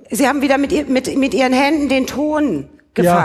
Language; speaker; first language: German; native; German